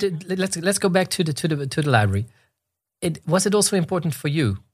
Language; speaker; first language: English; non-native, fluent; Dutch